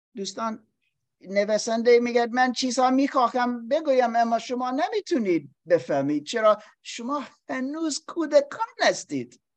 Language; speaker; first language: Persian; non-native, learner; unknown